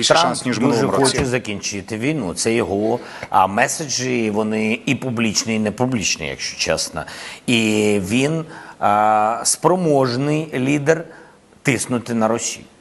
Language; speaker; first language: Ukrainian; non-native, local second language; Russian